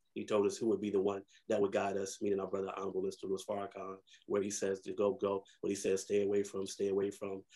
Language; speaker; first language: English; native; English